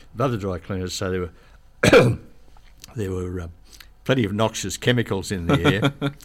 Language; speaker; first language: English; native; English